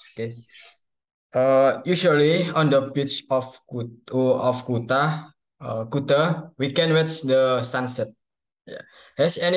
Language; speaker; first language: English; non-native, learner; Indonesian